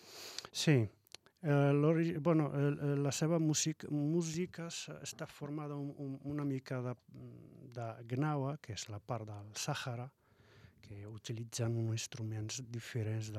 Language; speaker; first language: Catalan; non-native, fluent; Arabic